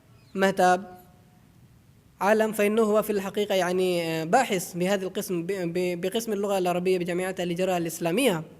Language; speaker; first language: Arabic; non-native, fluent; Urdu